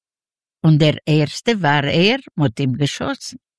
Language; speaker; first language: German; non-native, fluent; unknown